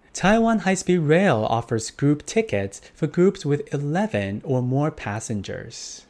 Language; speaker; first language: English; non-native, fluent; Chinese